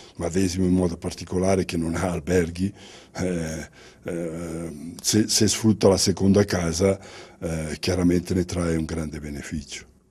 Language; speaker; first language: Italian; native; Italian